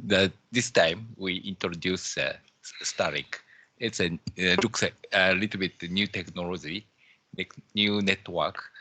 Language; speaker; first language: English; non-native, learner; Japanese